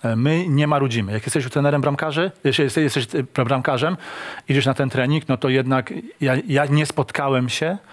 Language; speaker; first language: Polish; native; Polish